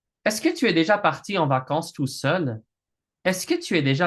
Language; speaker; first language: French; non-native, fluent; English